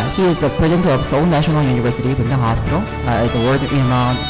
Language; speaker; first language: English; non-native, fluent; Korean